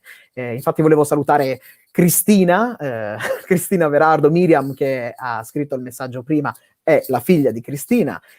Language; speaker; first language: Italian; native; Italian